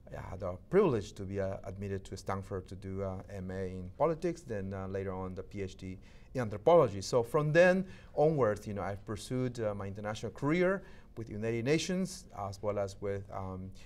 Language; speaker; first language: English; non-native, fluent; Shipibo-Conibo